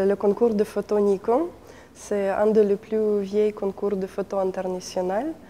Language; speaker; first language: French; non-native, fluent; Russian